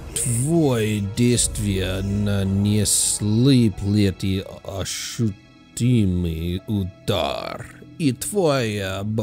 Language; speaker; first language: Russian; non-native, learner; English